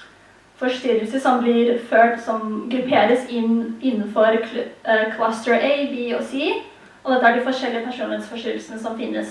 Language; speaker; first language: Norwegian; early bilingual, heritage; Tigrinya